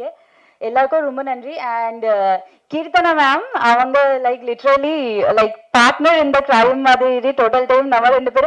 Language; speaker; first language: Tamil; non-native, fluent; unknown